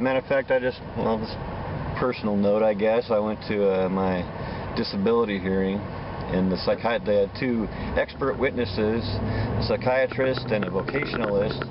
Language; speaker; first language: English; native; English